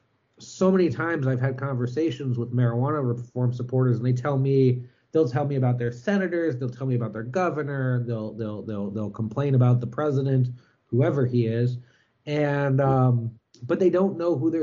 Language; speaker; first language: English; native; English